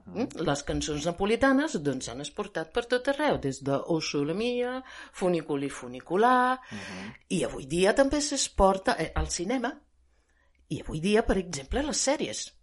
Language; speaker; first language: Catalan; non-native, fluent; Italian